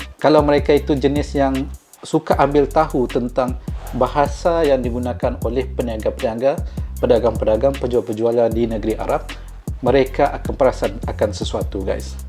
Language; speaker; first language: Malay; native; Malay